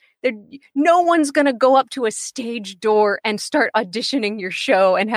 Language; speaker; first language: English; native; English